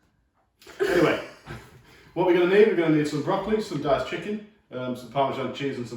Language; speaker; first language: English; native; English